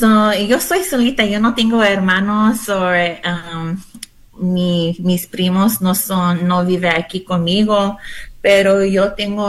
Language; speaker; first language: Spanish; non-native, learner; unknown